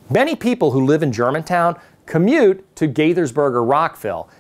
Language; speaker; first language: English; native; English